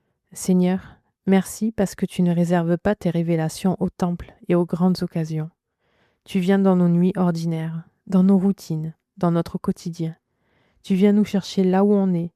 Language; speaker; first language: French; native; French